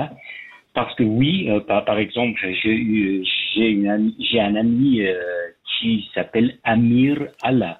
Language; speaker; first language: French; non-native, fluent; Persian